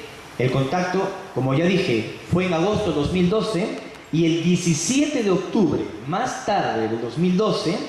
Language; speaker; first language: Spanish; native; Spanish